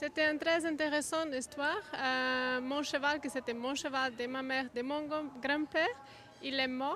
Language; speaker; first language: French; non-native, learner; Portuguese